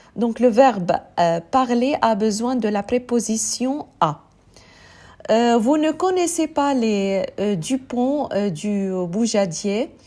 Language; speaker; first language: French; non-native, fluent; Arabic